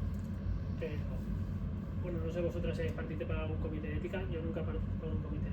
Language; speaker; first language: Spanish; native; Spanish